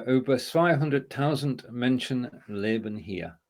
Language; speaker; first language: German; non-native, learner; English